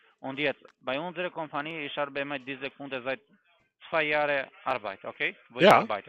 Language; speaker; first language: German; non-native, learner; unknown